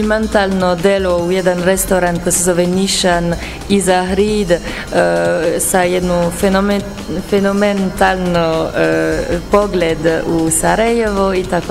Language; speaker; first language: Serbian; non-native, learner; French